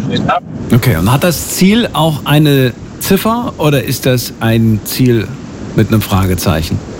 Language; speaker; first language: German; native; German